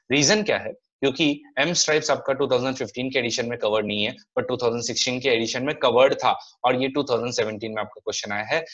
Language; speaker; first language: Hindi; non-native, local second language; Marathi